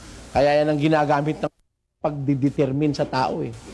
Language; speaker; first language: Filipino; native; Filipino